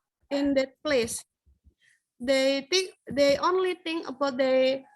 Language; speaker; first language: English; non-native, learner; Indonesian